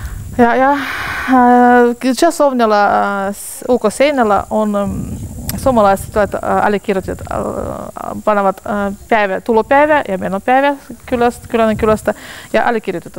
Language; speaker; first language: Finnish; non-native, learner; Russian